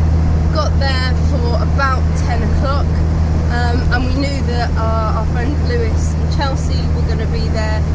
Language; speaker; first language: English; native; English